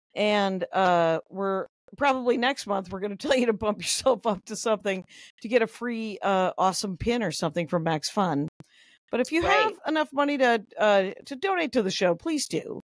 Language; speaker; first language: English; native; English